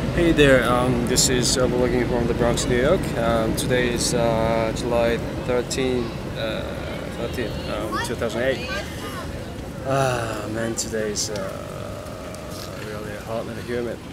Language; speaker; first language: English; non-native, learner; Japanese